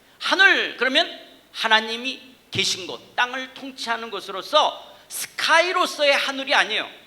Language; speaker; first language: Korean; native; Korean